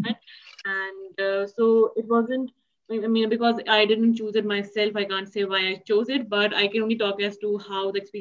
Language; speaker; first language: English; non-native, local second language; Urdu